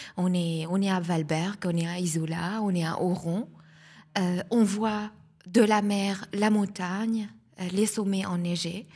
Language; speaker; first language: French; non-native, local second language; Arabic